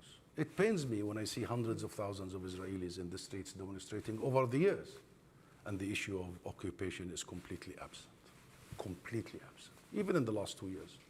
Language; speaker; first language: English; non-native, fluent; Arabic